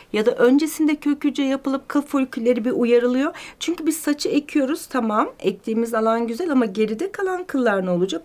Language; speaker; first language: Turkish; native; Turkish